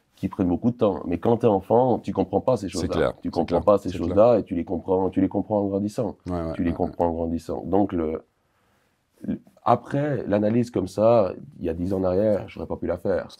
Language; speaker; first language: French; native; French